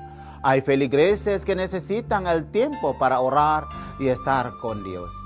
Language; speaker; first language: Spanish; non-native, fluent; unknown